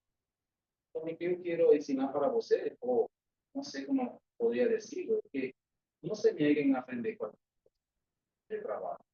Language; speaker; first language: Portuguese; non-native, learner; Spanish